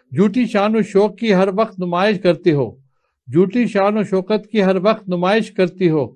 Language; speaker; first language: Urdu; native; Urdu